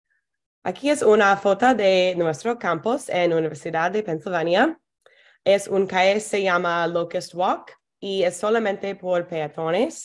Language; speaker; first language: Spanish; non-native, fluent; English